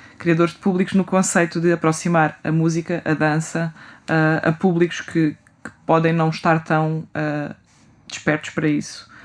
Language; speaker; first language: Portuguese; native; Portuguese